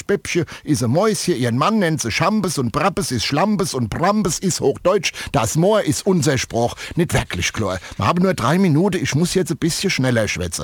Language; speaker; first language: German; native; German